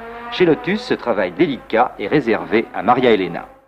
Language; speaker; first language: French; native; French